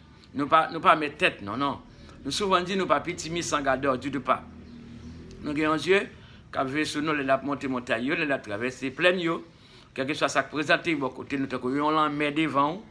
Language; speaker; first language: French; non-native, local second language; Haitian Creole